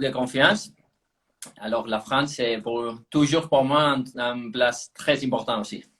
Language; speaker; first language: French; non-native, fluent; Spanish